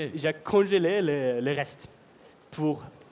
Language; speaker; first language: French; non-native, fluent; Norwegian